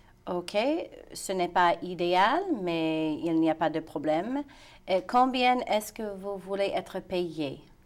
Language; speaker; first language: French; non-native, fluent; English